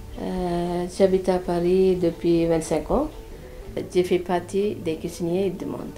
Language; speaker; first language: French; non-native, fluent; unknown